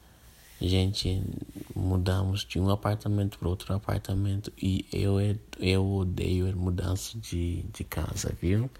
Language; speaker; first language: Portuguese; non-native, fluent; English